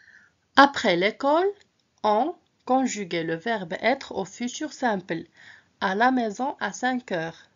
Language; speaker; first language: French; non-native, local second language; Arabic